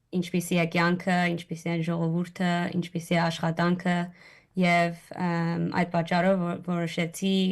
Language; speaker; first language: Armenian; early bilingual, heritage; Armenian